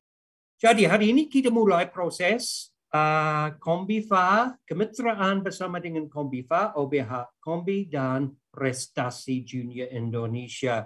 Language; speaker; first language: Indonesian; non-native, fluent; English